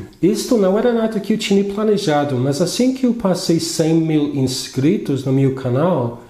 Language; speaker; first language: Portuguese; non-native, fluent; English